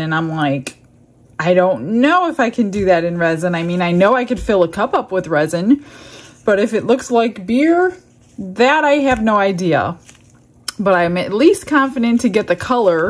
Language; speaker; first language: English; native; English